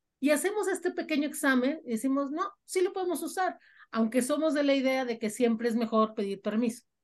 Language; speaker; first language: Spanish; native; Spanish